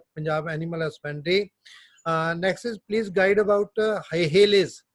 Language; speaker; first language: English; non-native, local second language; Punjabi